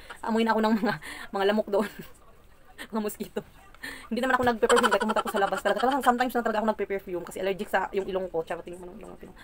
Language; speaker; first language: Filipino; native; Filipino